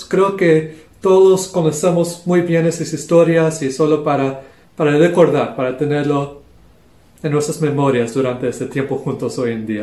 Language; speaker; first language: Spanish; non-native, local second language; English